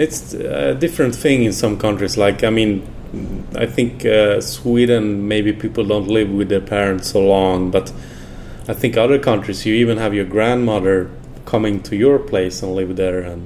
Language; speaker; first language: English; non-native, fluent; Swedish